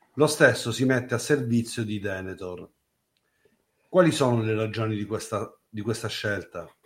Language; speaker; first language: Italian; native; Italian